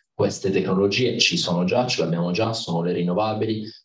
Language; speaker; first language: Italian; native; Italian